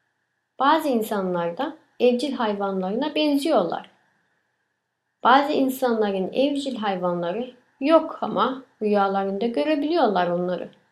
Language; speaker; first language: Turkish; early bilingual, other home language; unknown